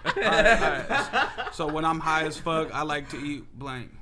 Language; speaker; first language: English; native; English